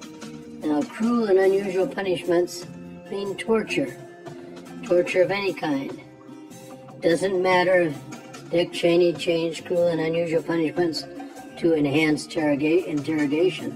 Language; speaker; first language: English; native; English